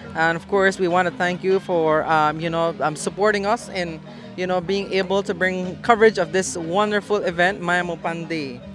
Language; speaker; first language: English; native; English